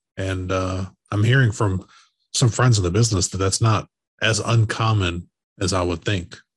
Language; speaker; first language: English; native; English